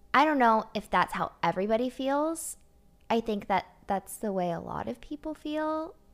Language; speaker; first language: English; native; English